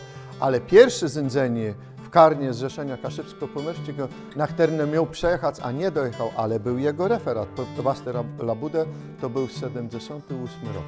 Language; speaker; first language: Polish; non-native, local second language; Kashubian